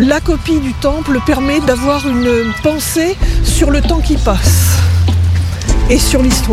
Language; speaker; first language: French; native; French